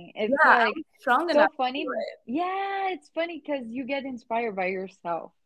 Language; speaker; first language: English; non-native, fluent; Portuguese